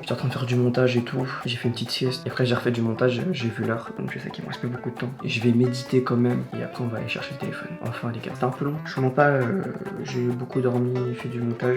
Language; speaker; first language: French; native; French